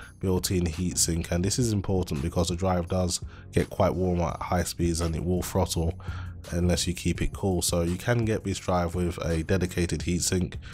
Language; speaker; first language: English; native; English